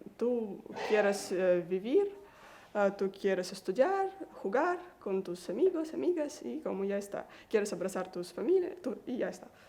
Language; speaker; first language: Spanish; non-native, learner; Russian